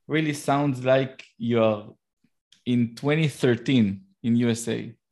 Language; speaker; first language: English; non-native, learner; Hebrew